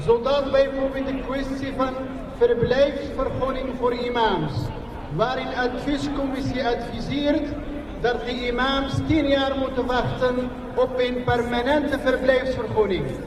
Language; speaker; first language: Dutch; non-native, fluent; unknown